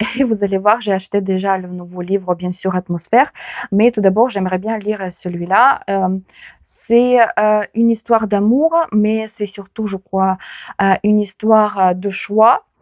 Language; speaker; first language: French; non-native, fluent; Ukrainian